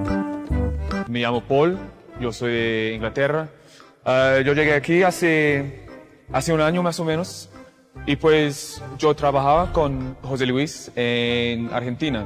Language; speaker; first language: Spanish; non-native, fluent; English